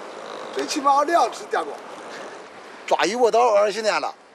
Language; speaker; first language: Chinese; native; Chinese